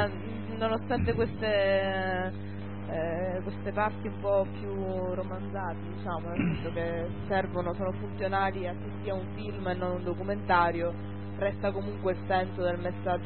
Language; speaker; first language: Italian; native; Italian